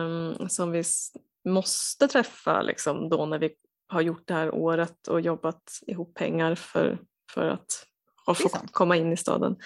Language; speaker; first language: Swedish; native; Swedish